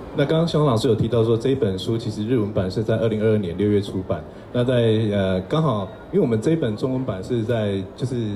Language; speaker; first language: Chinese; native; Chinese